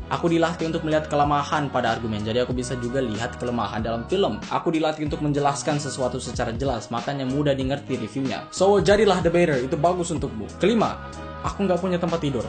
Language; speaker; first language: Indonesian; early bilingual, heritage; English